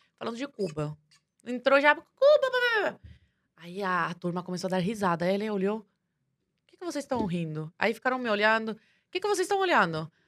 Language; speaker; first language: Portuguese; early bilingual, other home language; Spanish